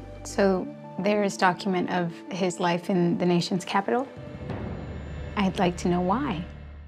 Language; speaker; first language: English; early bilingual, other home language; Spanish